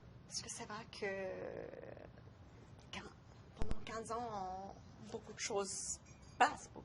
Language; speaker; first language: French; non-native, local second language; English